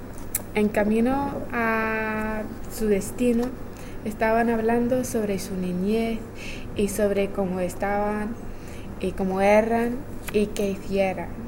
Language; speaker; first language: Spanish; non-native, fluent; English